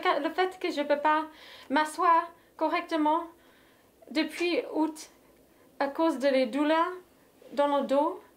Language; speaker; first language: French; non-native, fluent; English